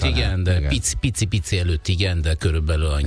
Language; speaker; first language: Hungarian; non-native, fluent; Italian